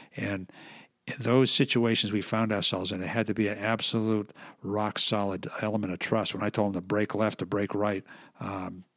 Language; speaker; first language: English; native; English